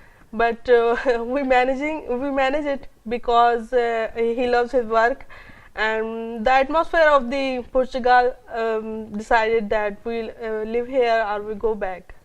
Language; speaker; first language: English; non-native, local second language; Urdu